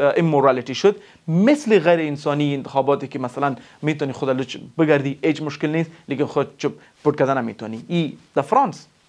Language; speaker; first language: Persian; non-native, local second language; Pashto